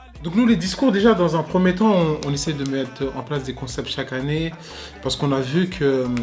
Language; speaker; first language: French; native; French